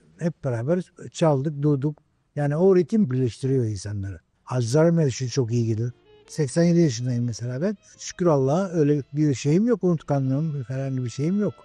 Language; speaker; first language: Turkish; native; Turkish